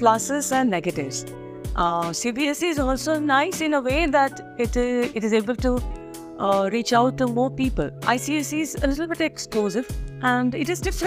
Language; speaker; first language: English; non-native, local second language; Kannada